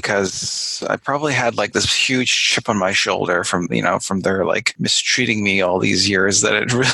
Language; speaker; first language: English; native; English